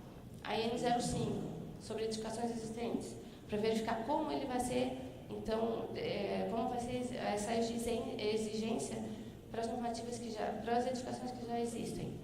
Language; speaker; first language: Portuguese; native; Portuguese